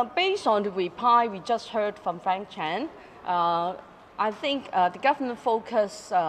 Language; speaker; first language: English; non-native, local second language; Cantonese